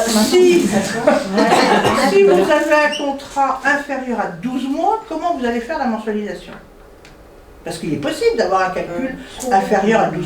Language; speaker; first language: French; native; French